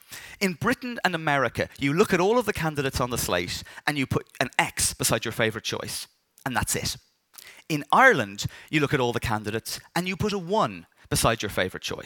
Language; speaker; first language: English; native; English